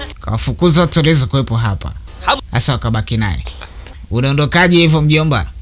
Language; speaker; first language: Swahili; native; Swahili